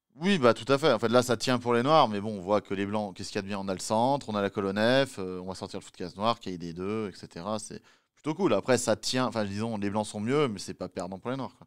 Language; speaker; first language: French; native; French